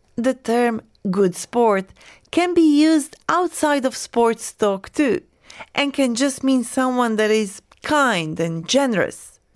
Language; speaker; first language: English; non-native, fluent; Croatian